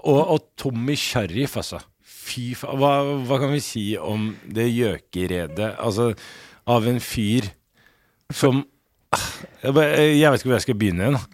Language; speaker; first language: Norwegian; early bilingual, other home language; Arabic